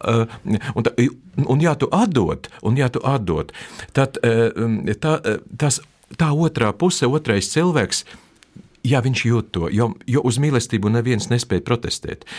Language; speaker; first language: Latvian; non-native, local second language; Russian